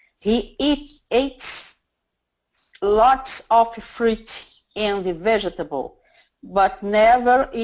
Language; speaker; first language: English; non-native, learner; Portuguese